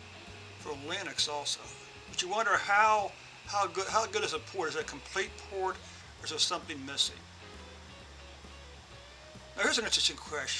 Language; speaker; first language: English; native; English